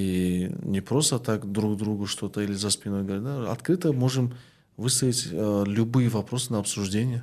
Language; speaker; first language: Russian; non-native, local second language; Tajik